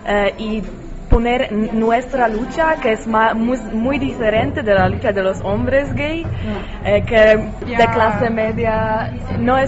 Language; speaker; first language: Spanish; non-native, learner; Polish